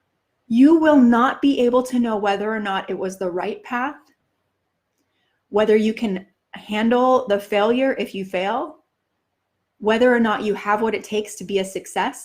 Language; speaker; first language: English; native; English